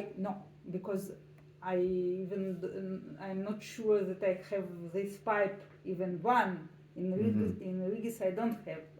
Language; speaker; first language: English; non-native, learner; Russian